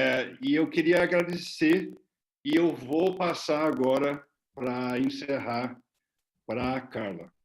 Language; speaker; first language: Portuguese; non-native, fluent; English